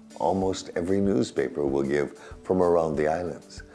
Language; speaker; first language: English; native; English